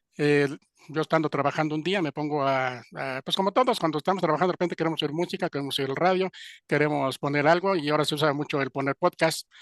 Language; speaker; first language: Spanish; native; Spanish